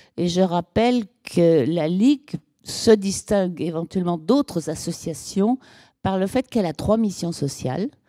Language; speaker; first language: French; native; French